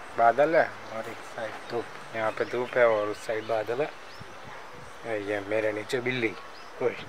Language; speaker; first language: Hindi; non-native, local second language; Gujarati